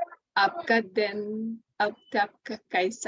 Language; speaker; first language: Hindi; non-native, learner; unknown